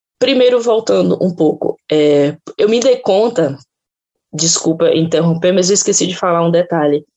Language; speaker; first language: Portuguese; native; Portuguese